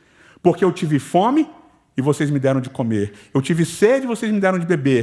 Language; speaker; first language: Portuguese; native; Portuguese